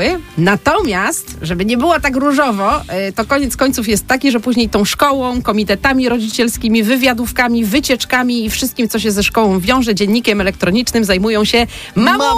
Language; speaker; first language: Polish; native; Polish